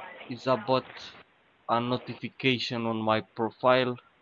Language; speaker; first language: English; non-native, learner; Romanian